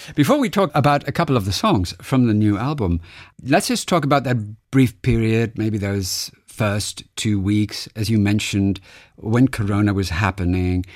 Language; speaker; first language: English; non-native, fluent; German